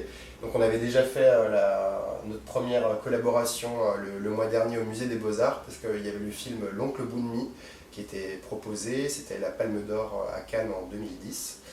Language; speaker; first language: French; native; French